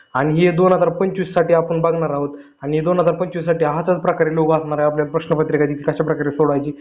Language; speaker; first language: Marathi; native; Marathi